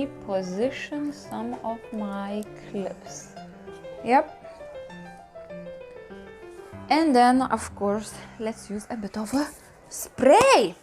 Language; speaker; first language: English; non-native, fluent; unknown